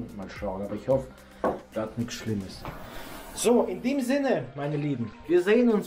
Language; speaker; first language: German; native; German